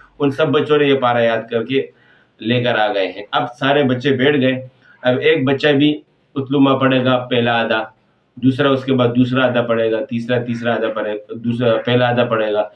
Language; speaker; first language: Urdu; non-native, local second language; Pashto